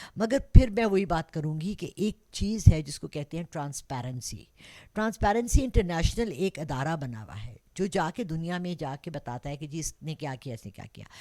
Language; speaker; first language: Urdu; non-native, local second language; Pashto